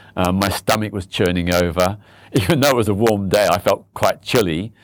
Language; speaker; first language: English; native; English